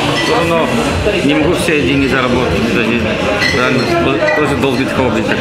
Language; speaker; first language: Russian; non-native, learner; Dutch